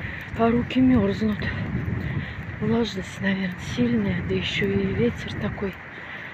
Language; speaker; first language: Russian; native; Russian